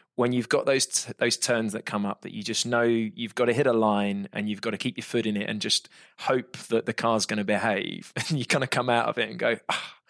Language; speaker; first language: English; native; English